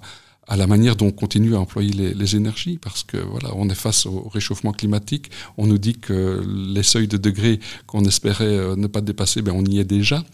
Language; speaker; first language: French; native; French